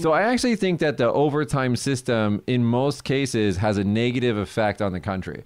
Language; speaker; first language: English; early bilingual, other home language; Japanese